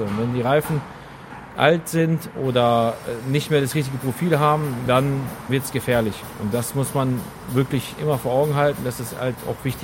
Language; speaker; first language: German; native; German